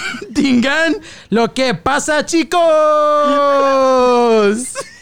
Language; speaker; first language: Spanish; non-native, learner; English